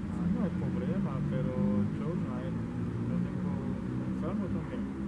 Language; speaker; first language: Spanish; non-native, learner; Haitian Creole